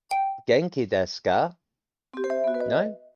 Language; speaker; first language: Japanese; non-native, learner; English